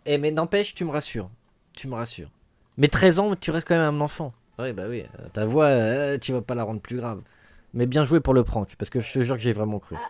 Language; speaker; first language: French; native; French